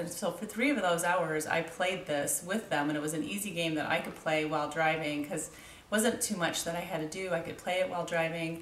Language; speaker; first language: English; native; English